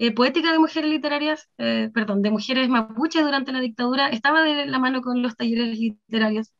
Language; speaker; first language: Spanish; native; Spanish